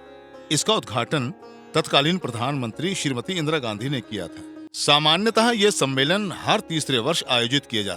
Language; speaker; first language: Hindi; native; Hindi